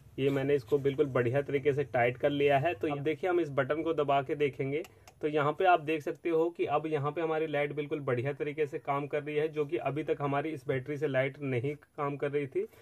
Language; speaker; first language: Hindi; native; Hindi